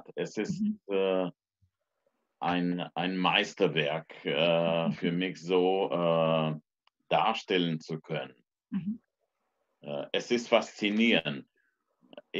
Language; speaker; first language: German; non-native, fluent; Romanian